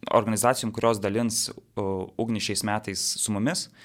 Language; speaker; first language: Lithuanian; native; Lithuanian